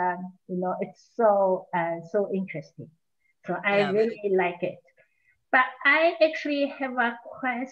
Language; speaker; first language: English; non-native, learner; Chinese